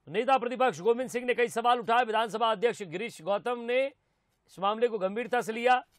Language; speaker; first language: Hindi; native; Hindi